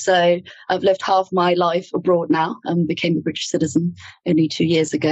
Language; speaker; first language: English; non-native, fluent; German